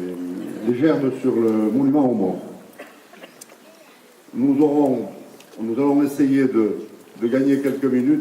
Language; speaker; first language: French; native; French